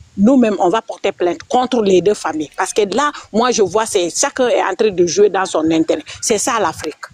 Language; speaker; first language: French; non-native, local second language; Wolof